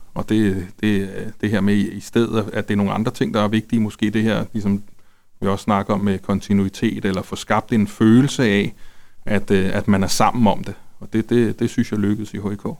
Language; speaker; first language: Danish; native; Danish